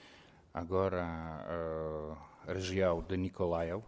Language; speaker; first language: Portuguese; non-native, fluent; Ukrainian